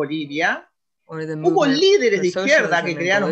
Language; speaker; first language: English; non-native, fluent; Spanish